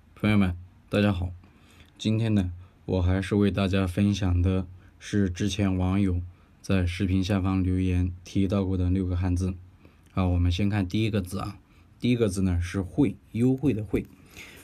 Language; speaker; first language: Chinese; native; Chinese